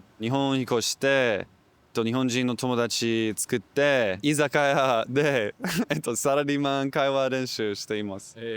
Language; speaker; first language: Japanese; non-native, learner; English